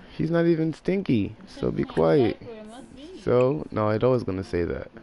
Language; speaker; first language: English; native; English